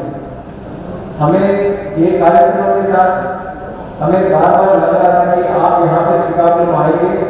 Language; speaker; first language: Hindi; non-native, local second language; Telugu